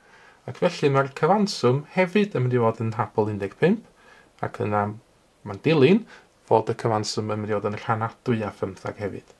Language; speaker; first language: Welsh; native; Welsh